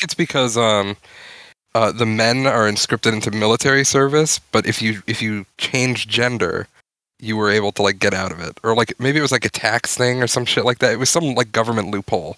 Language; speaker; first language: English; native; English